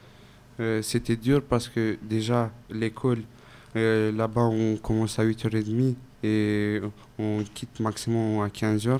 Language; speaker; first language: French; non-native, fluent; Romanian